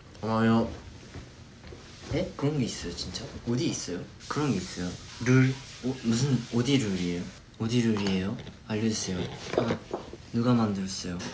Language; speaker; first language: Korean; non-native, fluent; Japanese